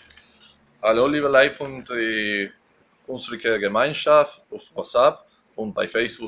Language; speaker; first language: German; early bilingual, heritage; Spanish